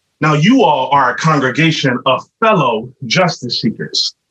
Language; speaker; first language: English; native; English